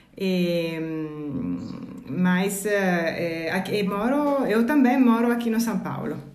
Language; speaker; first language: Portuguese; non-native, learner; Italian